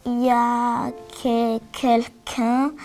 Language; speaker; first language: French; non-native, learner; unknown